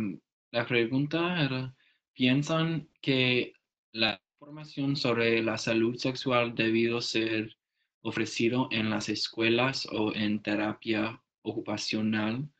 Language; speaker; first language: Spanish; non-native, learner; English